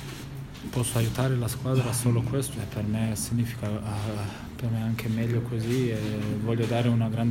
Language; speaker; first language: Italian; non-native, fluent; Bosnian